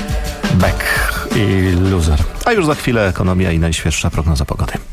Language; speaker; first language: Polish; native; Polish